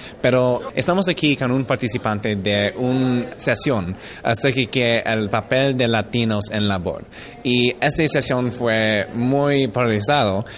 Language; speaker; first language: Spanish; early bilingual, heritage; English